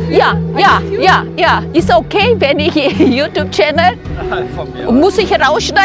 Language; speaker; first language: German; non-native, fluent; Korean